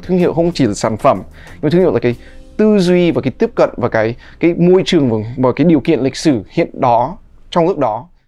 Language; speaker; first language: Vietnamese; early bilingual, heritage; Vietnamese